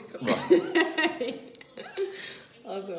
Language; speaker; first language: German; native; German